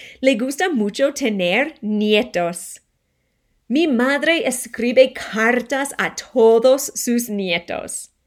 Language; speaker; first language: Spanish; non-native, fluent; English